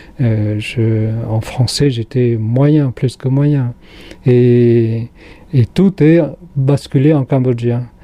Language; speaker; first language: French; non-native, fluent; Khmer